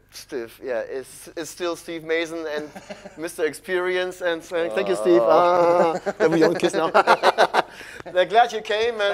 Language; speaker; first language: English; non-native, fluent; German